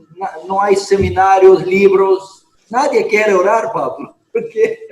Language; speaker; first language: Spanish; non-native, fluent; Portuguese